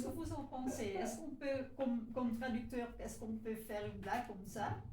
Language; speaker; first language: French; non-native, fluent; Dutch